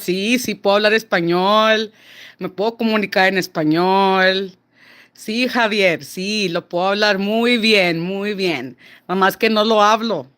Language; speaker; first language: Spanish; early bilingual, other home language; English